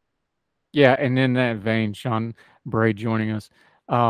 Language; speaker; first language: English; native; English